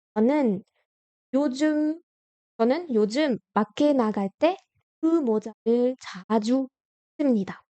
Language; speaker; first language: Korean; non-native, fluent; French